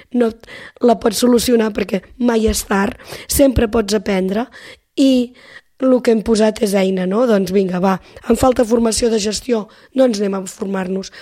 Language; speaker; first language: Catalan; native; Catalan